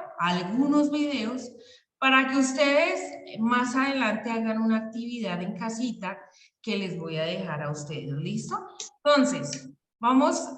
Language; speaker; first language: Spanish; native; Spanish